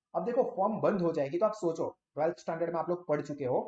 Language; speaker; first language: Hindi; non-native, local second language; Gujarati